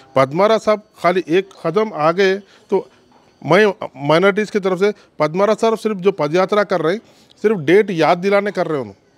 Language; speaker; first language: Hindi; non-native, local second language; Urdu